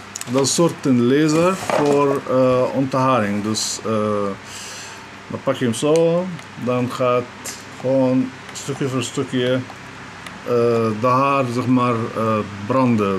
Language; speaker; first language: Dutch; non-native, fluent; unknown